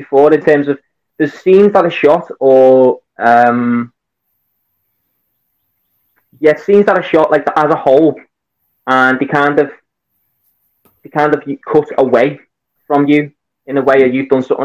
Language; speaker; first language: English; native; English